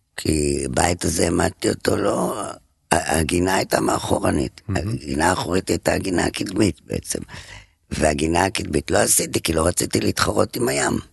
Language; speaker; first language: Hebrew; non-native, fluent; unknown